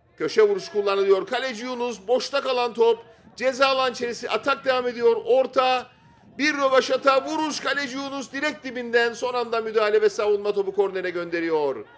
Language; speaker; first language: Turkish; native; Turkish